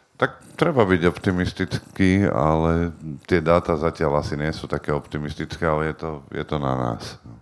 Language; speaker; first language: Slovak; native; Slovak